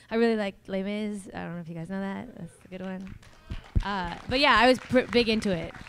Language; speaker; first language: English; native; English